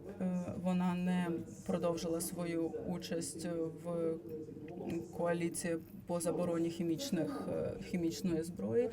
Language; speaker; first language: Ukrainian; non-native, fluent; Latvian